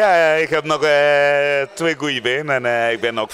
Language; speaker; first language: Dutch; non-native, fluent; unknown